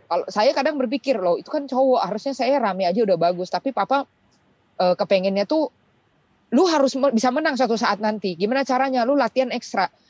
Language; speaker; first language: Indonesian; native; Indonesian